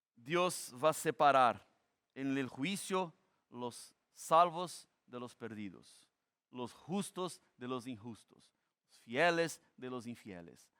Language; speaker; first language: Spanish; non-native, fluent; Portuguese